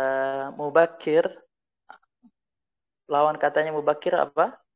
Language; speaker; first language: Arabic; non-native, fluent; Indonesian